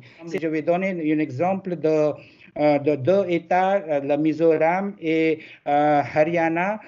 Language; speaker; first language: French; non-native, learner; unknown